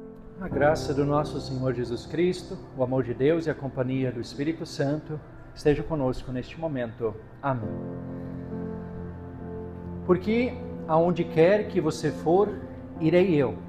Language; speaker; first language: Portuguese; native; Portuguese